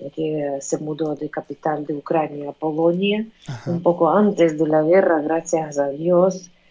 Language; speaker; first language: Spanish; non-native, fluent; Ukrainian